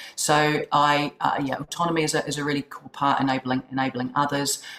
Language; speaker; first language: English; native; English